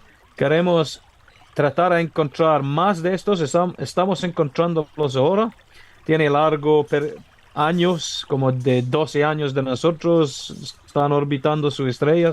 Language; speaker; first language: Spanish; non-native, learner; English